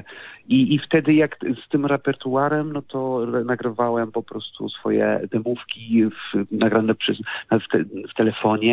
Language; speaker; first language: Polish; non-native, fluent; Portuguese